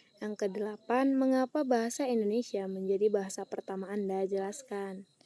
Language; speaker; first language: Indonesian; native; Indonesian